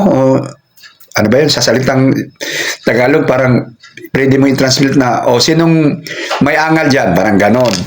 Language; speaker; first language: Filipino; non-native, local second language; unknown